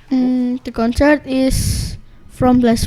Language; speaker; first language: English; non-native, learner; Indonesian